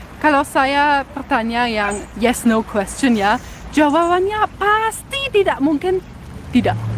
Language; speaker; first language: Indonesian; non-native, fluent; German